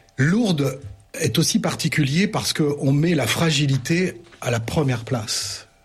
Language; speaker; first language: French; native; French